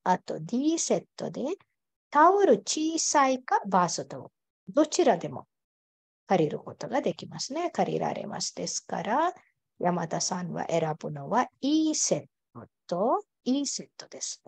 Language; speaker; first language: Japanese; non-native, fluent; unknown